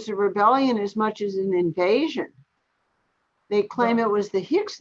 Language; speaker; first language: English; native; English